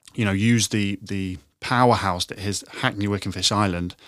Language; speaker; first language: English; native; English